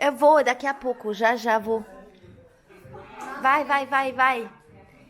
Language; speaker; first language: Portuguese; non-native, fluent; French